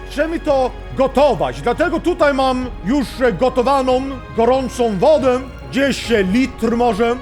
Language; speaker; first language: Polish; non-native, learner; Swedish